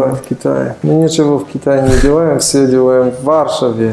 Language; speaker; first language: Russian; non-native, learner; Polish